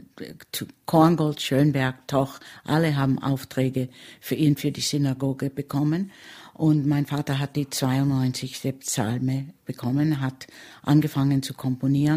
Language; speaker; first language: German; early bilingual, heritage; German